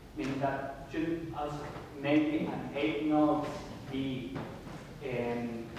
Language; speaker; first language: English; non-native, fluent; Italian